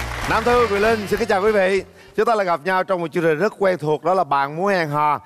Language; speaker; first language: Vietnamese; native; Vietnamese